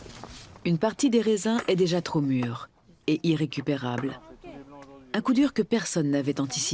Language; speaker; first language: French; native; French